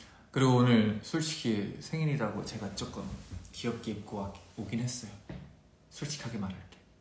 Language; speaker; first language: Korean; early bilingual, heritage; Korean